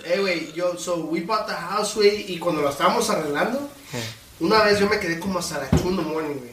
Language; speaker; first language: Spanish; early bilingual, heritage; Spanish